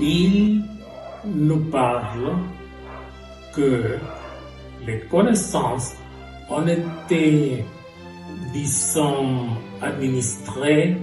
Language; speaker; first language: French; non-native, fluent; Spanish